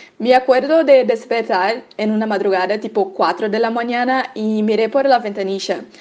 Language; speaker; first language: Spanish; non-native, fluent; Portuguese